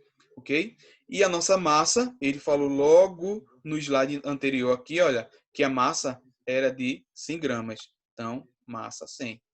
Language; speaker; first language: Portuguese; native; Portuguese